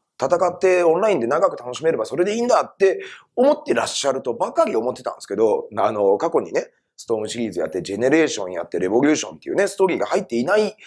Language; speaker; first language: Japanese; native; Japanese